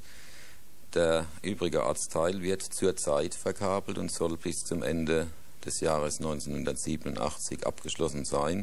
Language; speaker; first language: German; native; German